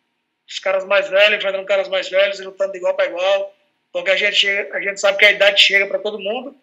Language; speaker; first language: Portuguese; native; Portuguese